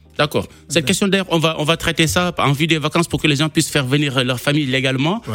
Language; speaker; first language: French; non-native, local second language; Wolof